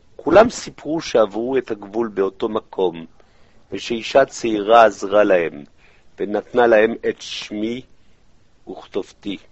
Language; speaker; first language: Hebrew; non-native, fluent; French